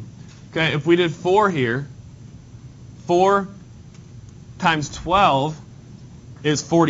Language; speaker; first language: English; native; English